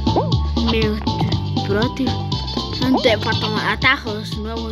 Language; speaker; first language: Spanish; native; Spanish